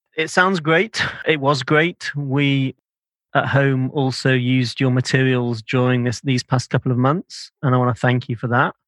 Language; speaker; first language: English; native; English